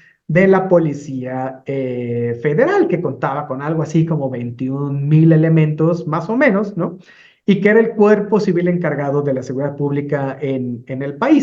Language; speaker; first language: Spanish; native; Spanish